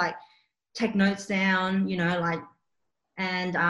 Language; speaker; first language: English; non-native, local second language; Cantonese